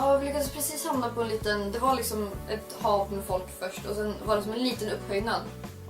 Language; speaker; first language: Swedish; native; Swedish